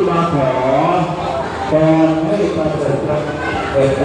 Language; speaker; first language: Thai; native; Thai